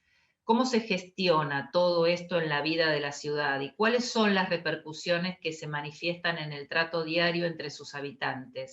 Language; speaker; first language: Spanish; native; Spanish